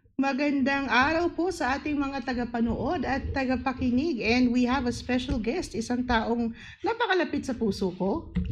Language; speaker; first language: Filipino; native; Filipino